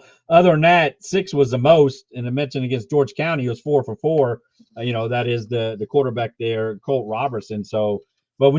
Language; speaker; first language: English; native; English